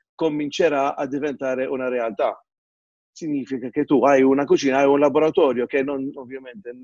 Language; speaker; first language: Italian; non-native, fluent; Maltese